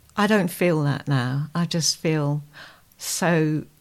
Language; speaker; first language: English; native; English